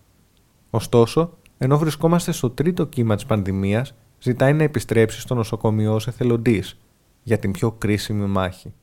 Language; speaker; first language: Greek; native; Greek